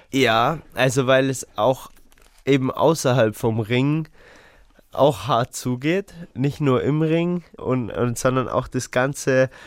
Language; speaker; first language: German; native; German